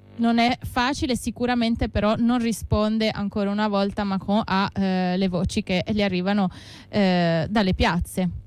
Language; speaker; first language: Italian; native; Italian